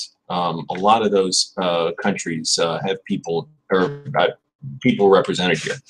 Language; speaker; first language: English; native; English